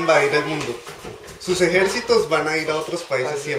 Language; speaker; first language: Spanish; native; Spanish